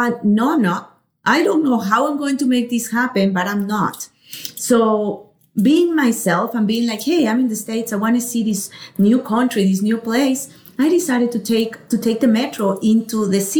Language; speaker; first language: English; non-native, fluent; Spanish